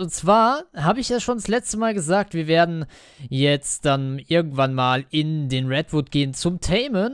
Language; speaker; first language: German; native; German